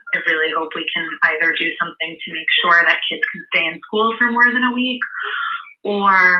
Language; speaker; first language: English; native; English